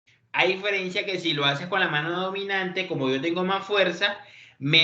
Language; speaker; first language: Spanish; native; Spanish